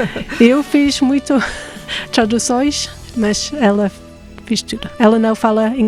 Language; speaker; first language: Portuguese; non-native, fluent; English